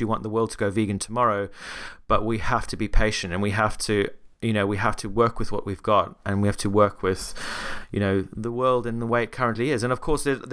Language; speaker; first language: English; native; English